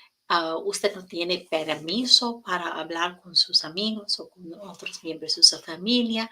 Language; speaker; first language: Spanish; non-native, learner; English